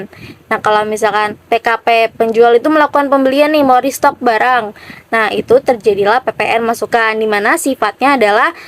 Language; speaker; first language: Indonesian; native; Indonesian